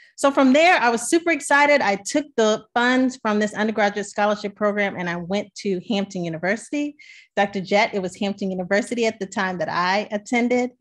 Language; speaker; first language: English; native; English